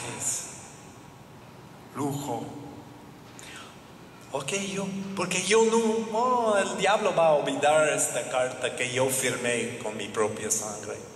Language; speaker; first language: Spanish; non-native, learner; English